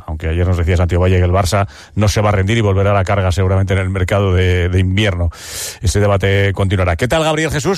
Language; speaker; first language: Spanish; native; Spanish